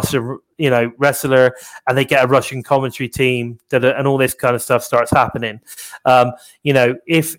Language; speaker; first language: English; native; English